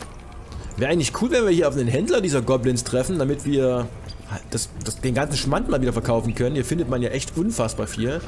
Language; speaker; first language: German; native; German